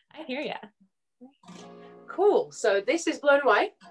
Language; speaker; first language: English; native; English